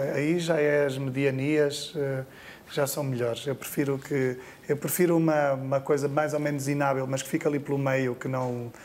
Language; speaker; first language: Portuguese; native; Portuguese